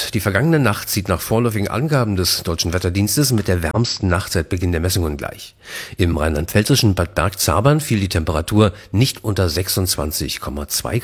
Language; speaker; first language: German; native; German